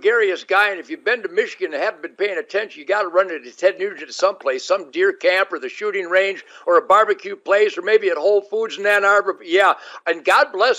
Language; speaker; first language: English; native; English